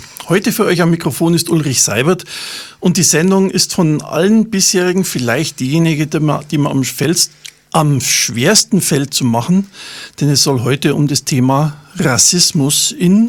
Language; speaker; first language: German; native; German